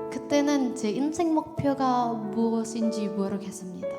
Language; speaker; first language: Korean; non-native, learner; Indonesian